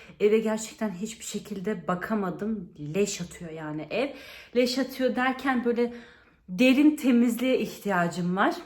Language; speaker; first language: Turkish; early bilingual, heritage; Turkish